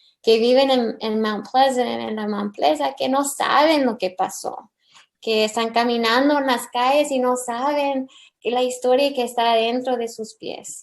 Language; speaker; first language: Spanish; early bilingual, heritage; English